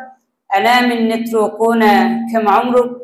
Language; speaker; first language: Arabic; non-native, learner; Bangla